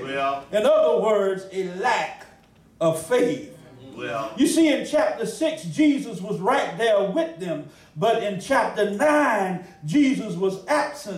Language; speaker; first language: English; native; English